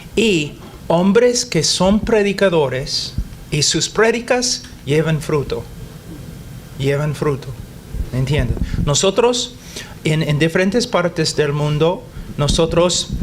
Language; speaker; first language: Spanish; non-native, fluent; English